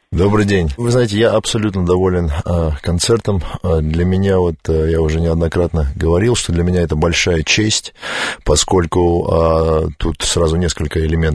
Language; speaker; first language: Russian; native; Russian